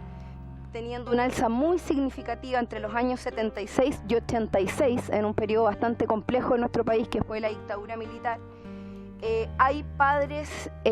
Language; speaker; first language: Spanish; native; Spanish